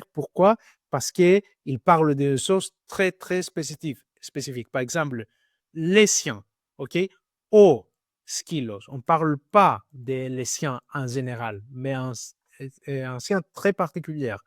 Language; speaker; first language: French; non-native, learner; Greek